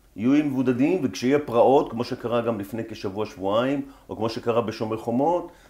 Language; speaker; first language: Hebrew; native; Hebrew